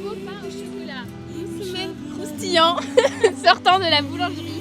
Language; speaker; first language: French; native; French